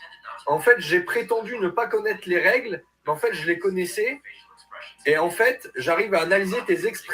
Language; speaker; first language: French; native; French